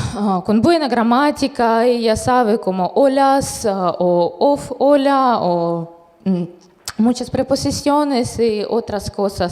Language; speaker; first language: Spanish; non-native, fluent; Russian